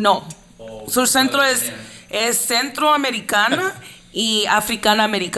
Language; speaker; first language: Spanish; early bilingual, heritage; Spanish